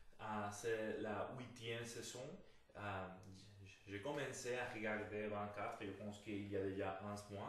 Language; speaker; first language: French; non-native, fluent; Spanish